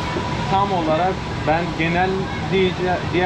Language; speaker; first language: Turkish; non-native, fluent; Bangla